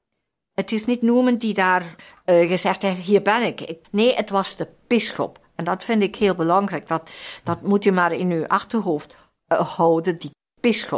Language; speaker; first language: Dutch; non-native, fluent; German